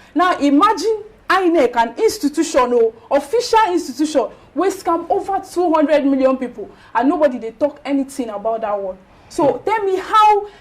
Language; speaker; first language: Nigerian Pidgin; native; Nigerian Pidgin